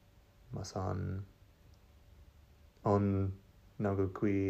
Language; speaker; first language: Estonian; non-native, learner; English